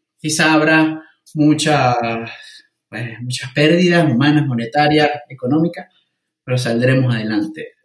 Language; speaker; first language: Spanish; native; Spanish